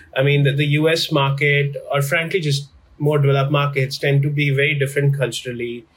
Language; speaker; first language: English; non-native, local second language; Hindi